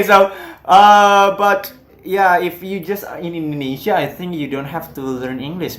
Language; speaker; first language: English; non-native, fluent; Indonesian